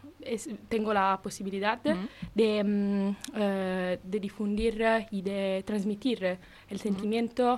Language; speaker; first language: Spanish; non-native, fluent; Italian